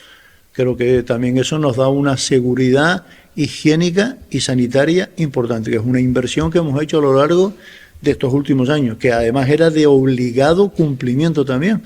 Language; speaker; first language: Spanish; native; Spanish